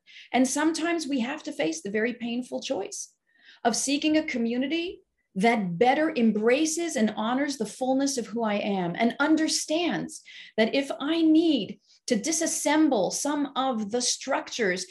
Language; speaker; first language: English; native; English